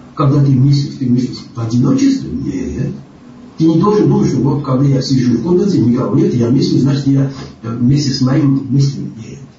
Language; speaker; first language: Russian; non-native, local second language; Georgian